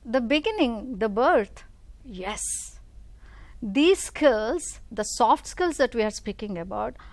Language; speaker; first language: English; non-native, local second language; Telugu